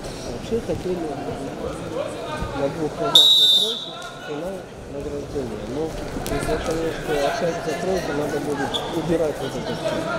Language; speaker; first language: Russian; non-native, local second language; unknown